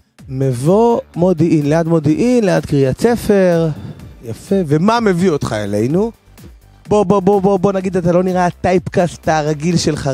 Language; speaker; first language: Hebrew; native; Hebrew